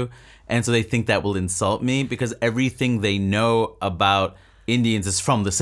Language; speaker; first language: English; native; English